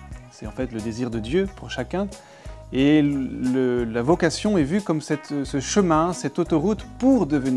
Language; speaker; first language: French; native; French